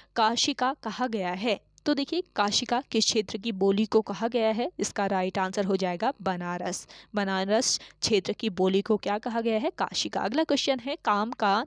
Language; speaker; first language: Hindi; native; Hindi